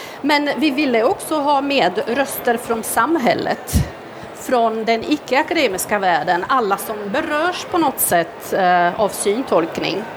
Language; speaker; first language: Swedish; non-native, fluent; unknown